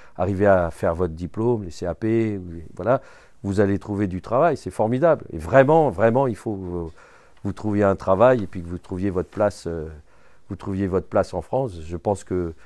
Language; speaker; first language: French; early bilingual, other home language; Bangla